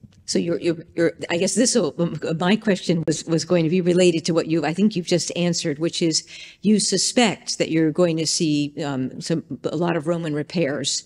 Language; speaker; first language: English; native; English